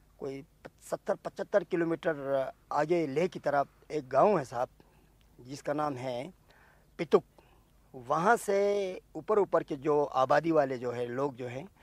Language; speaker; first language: Urdu; non-native, local second language; Ladakhi